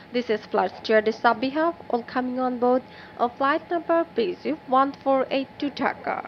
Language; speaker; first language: English; non-native, local second language; Bangla